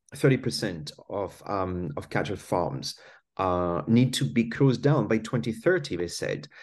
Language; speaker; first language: English; non-native, fluent; French